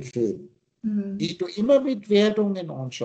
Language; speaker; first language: German; native; German